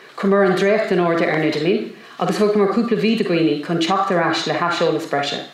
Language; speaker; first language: Irish; non-native, local second language; English